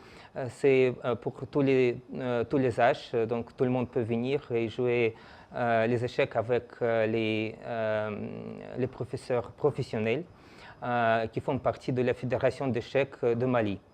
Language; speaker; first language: French; non-native, fluent; Russian